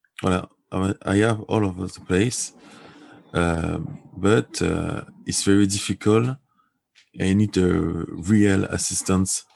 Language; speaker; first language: English; non-native, learner; French